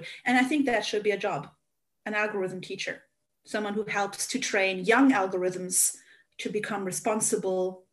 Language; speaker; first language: English; non-native, fluent; Hungarian